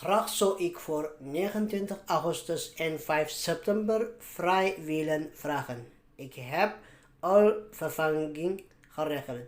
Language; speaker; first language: Dutch; non-native, fluent; Tigrinya